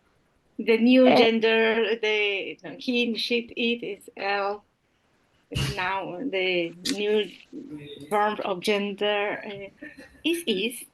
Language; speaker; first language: English; non-native, learner; Spanish